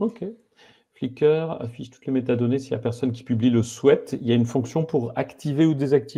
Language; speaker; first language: French; native; French